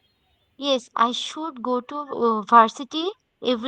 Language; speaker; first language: English; non-native, learner; Bangla